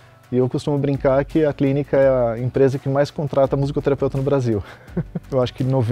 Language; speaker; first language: Portuguese; native; Portuguese